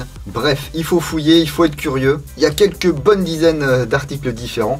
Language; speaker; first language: French; native; French